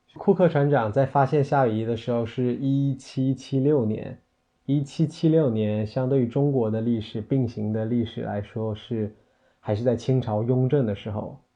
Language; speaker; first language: Chinese; native; Chinese